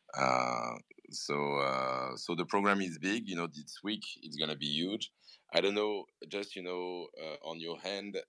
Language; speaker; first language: English; non-native, fluent; French